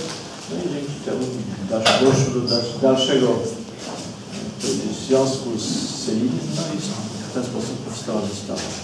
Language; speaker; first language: Polish; early bilingual, heritage; Polish